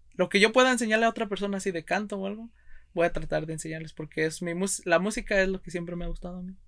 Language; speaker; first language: Spanish; early bilingual, heritage; Spanish